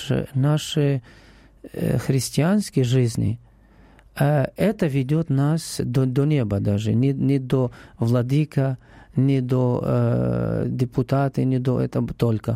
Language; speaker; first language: Russian; non-native, learner; Arabic